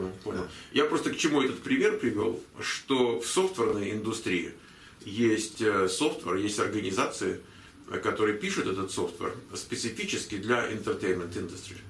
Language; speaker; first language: Russian; native; Russian